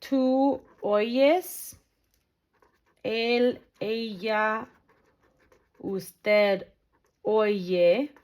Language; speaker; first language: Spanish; non-native, fluent; English